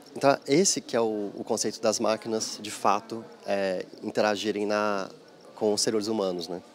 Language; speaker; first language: Portuguese; native; Portuguese